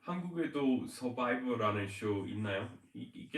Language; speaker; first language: Korean; non-native, fluent; English